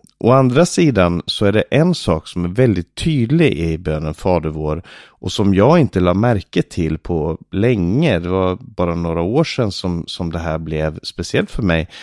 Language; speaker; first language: Swedish; native; Swedish